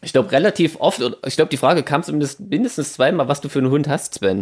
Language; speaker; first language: German; native; German